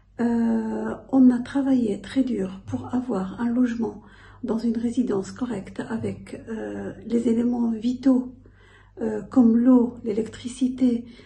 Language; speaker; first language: French; non-native, local second language; Arabic